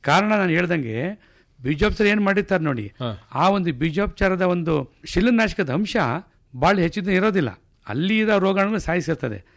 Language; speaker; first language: Kannada; native; Kannada